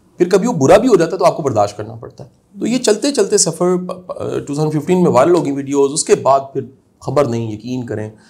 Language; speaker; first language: Urdu; non-native, local second language; Punjabi